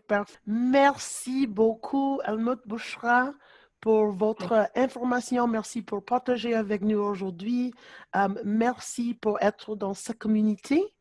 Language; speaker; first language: French; non-native, learner; English